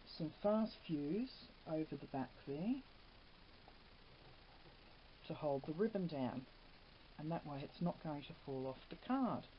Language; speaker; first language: English; native; English